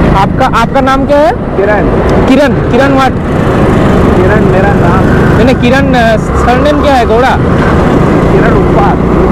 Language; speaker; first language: Hindi; non-native, local second language; Bangla